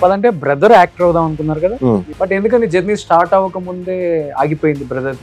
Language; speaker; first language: Telugu; native; Telugu